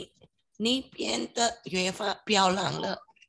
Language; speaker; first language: Chinese; non-native, learner; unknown